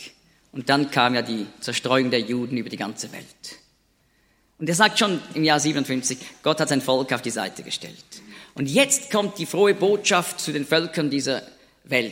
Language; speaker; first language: German; native; German